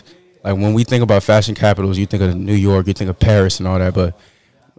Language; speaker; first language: English; native; English